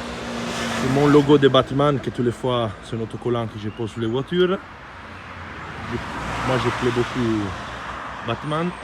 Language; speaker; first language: French; non-native, learner; Italian